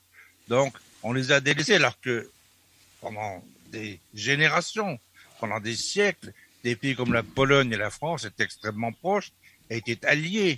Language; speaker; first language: French; native; French